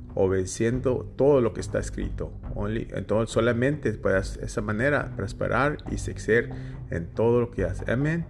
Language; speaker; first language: Spanish; early bilingual, heritage; Spanish